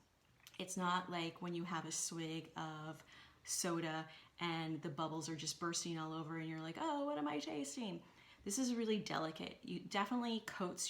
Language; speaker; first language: English; native; English